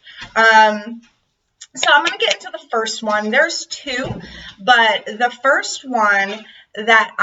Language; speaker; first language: English; native; English